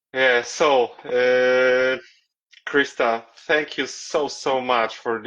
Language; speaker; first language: English; non-native, learner; Polish